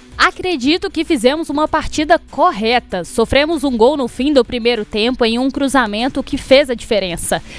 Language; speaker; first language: Portuguese; native; Portuguese